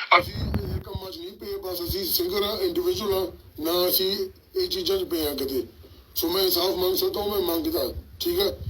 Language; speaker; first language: Punjabi; early bilingual, heritage; Punjabi